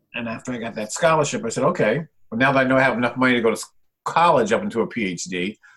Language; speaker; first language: English; native; English